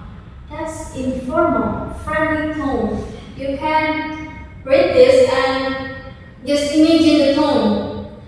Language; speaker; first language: English; non-native, fluent; Indonesian